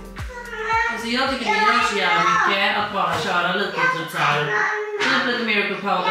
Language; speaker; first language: Swedish; native; Swedish